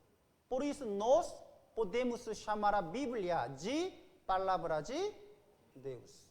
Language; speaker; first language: Portuguese; non-native, fluent; Korean